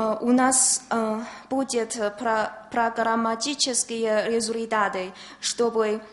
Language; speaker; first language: Russian; non-native, learner; Chinese